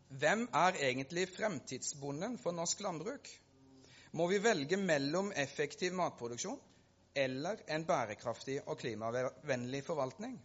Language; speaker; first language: Norwegian; native; Norwegian